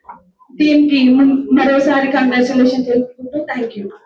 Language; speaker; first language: Telugu; native; Telugu